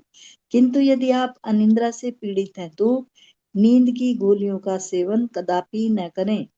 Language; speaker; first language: Hindi; native; Hindi